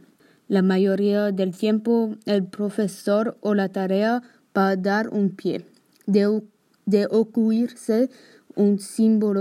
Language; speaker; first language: Spanish; non-native, learner; English